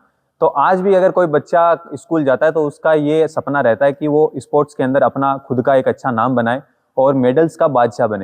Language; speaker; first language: Hindi; native; Hindi